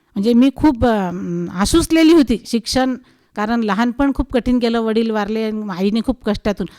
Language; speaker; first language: Marathi; non-native, local second language; Hindi